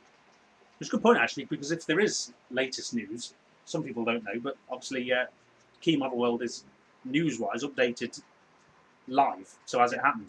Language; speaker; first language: English; native; English